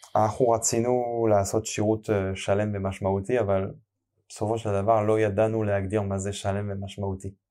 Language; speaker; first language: Hebrew; non-native, fluent; French